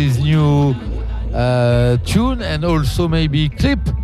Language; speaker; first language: English; non-native, learner; French